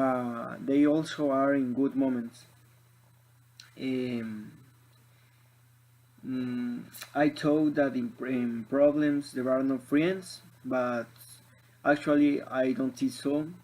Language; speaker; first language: English; non-native, learner; Spanish